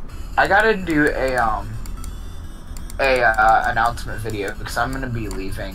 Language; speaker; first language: English; native; English